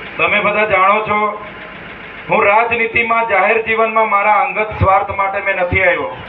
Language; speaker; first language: Gujarati; non-native, local second language; Vasavi